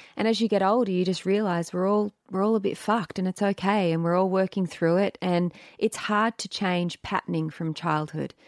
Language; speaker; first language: English; native; English